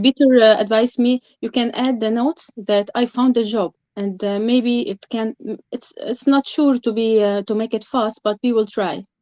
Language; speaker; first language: English; non-native, learner; Arabic